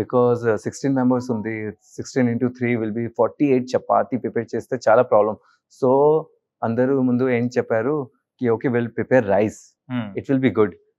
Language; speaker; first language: Telugu; non-native, local second language; Hindi